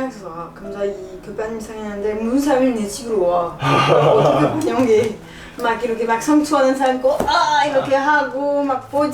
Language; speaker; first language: Korean; non-native, learner; French